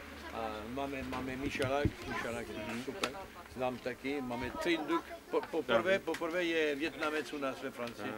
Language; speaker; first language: Czech; non-native, learner; French